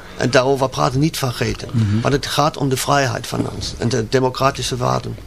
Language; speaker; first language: Dutch; non-native, learner; German